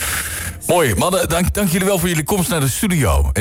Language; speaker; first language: Dutch; native; Dutch